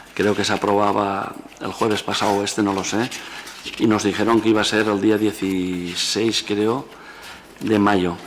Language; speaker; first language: Spanish; non-native, local second language; Catalan